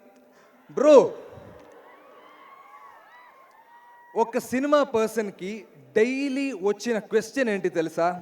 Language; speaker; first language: Telugu; non-native, learner; Malayalam